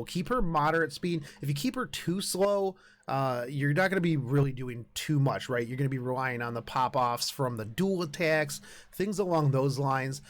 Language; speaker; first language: English; native; English